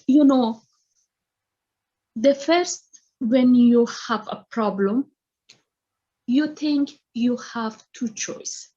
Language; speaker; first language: English; non-native, learner; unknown